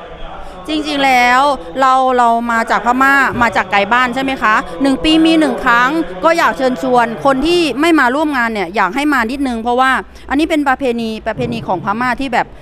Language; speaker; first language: Thai; non-native, fluent; Burmese